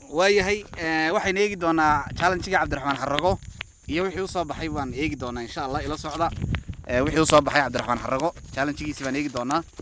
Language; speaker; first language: Somali; native; Somali